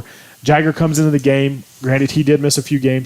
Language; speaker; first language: English; native; English